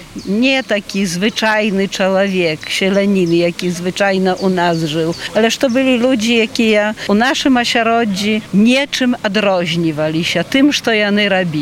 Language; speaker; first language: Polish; non-native, local second language; Belarusian